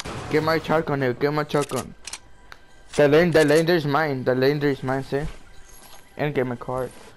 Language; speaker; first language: English; early bilingual, other home language; Spanish